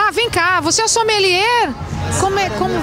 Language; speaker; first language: Portuguese; native; Portuguese